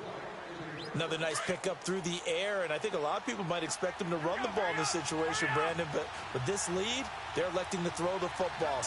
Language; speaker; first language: English; native; English